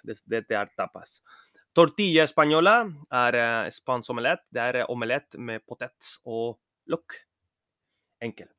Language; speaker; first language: Norwegian; non-native, fluent; Spanish